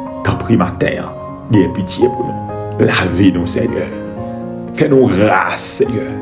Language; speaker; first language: French; non-native, local second language; Haitian Creole